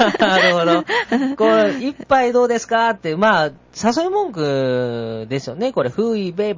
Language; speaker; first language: Japanese; native; Japanese